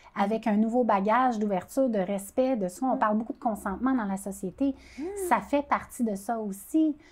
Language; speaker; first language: French; native; French